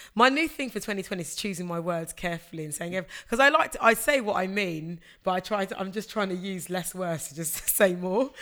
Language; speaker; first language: English; early bilingual, other home language; Akan